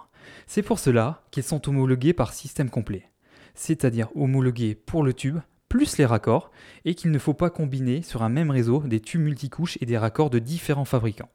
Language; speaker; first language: French; native; French